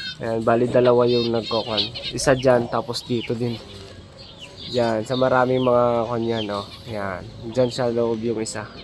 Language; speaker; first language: Filipino; native; Filipino